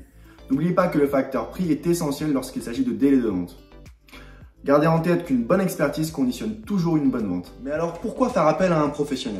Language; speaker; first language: French; native; French